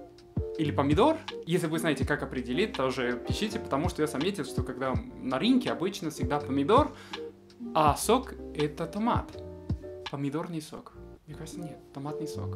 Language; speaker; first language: Russian; non-native, fluent; Spanish